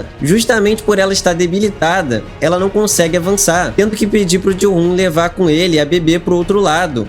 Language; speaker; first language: Portuguese; native; Portuguese